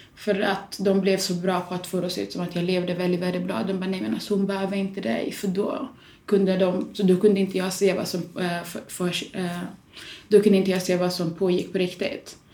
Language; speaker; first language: Swedish; early bilingual, other home language; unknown